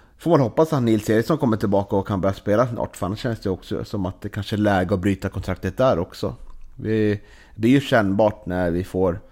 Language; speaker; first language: Swedish; native; Swedish